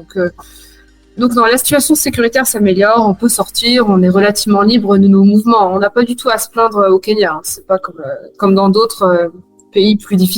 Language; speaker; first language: French; native; French